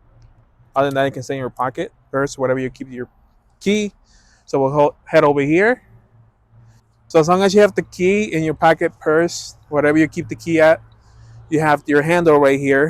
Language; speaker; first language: English; native; English